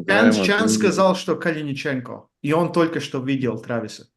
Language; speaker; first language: Russian; non-native, learner; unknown